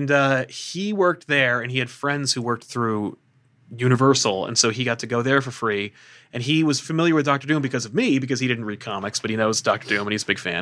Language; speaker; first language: English; native; English